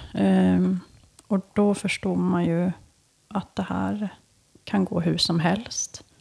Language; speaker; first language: Swedish; native; Swedish